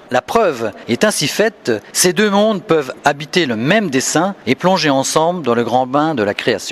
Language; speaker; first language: French; native; French